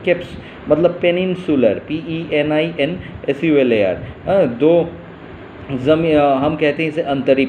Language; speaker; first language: Hindi; native; Hindi